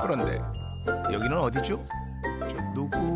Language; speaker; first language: Korean; native; Korean